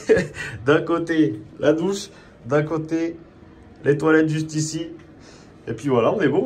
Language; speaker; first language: French; native; French